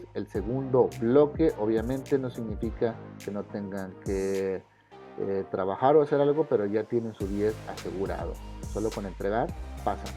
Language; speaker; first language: Spanish; native; Spanish